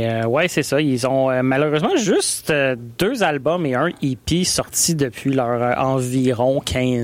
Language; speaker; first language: French; native; French